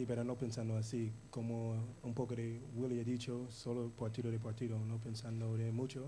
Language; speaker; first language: Spanish; non-native, learner; English